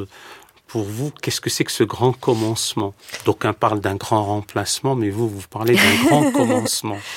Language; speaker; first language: French; native; French